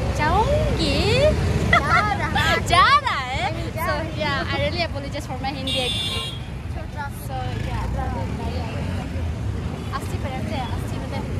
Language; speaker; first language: Hindi; non-native, local second language; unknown